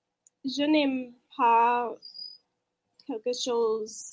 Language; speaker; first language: French; non-native, learner; English